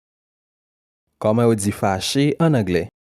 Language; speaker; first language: French; non-native, local second language; Haitian Creole